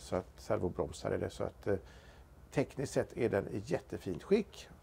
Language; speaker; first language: Swedish; native; Swedish